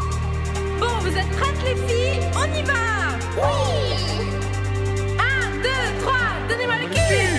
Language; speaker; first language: French; native; French